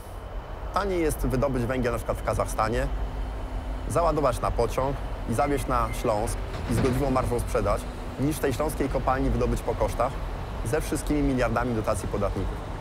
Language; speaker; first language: Polish; native; Polish